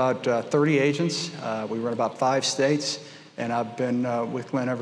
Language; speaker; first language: English; native; English